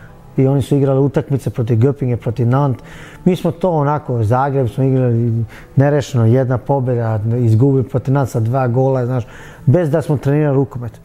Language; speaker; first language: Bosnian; early bilingual, heritage; Bosnian